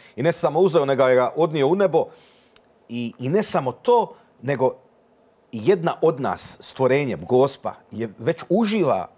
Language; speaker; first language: Serbian; early bilingual, heritage; Serbian